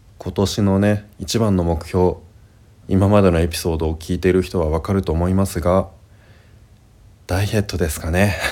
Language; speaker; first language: Japanese; native; Japanese